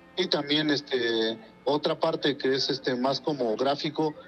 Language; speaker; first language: Spanish; non-native, local second language; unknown